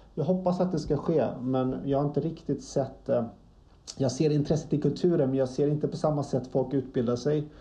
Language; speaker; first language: Swedish; native; Swedish